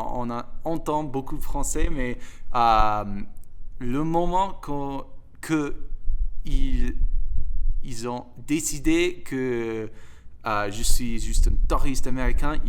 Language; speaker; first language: French; non-native, fluent; English